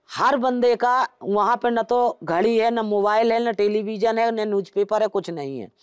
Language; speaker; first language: Hindi; native; Hindi